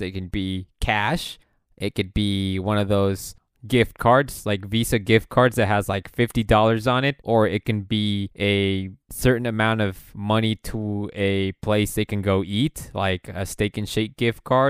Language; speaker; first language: English; early bilingual, other home language; Spanish